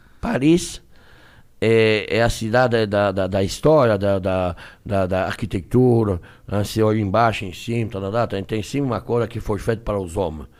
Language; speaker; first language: Portuguese; non-native, fluent; French